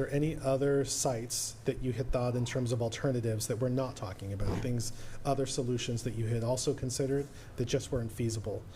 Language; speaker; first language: English; native; English